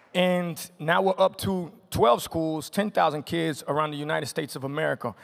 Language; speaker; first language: English; native; English